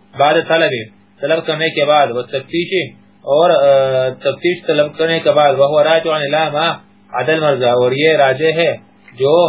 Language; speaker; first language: Urdu; native; Urdu